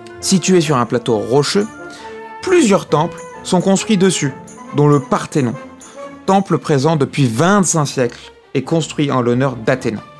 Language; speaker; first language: French; native; French